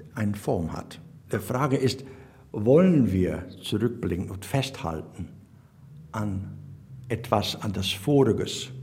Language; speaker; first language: German; non-native, fluent; Dutch